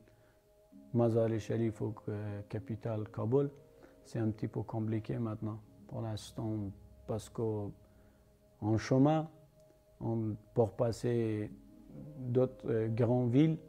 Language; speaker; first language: French; non-native, learner; Persian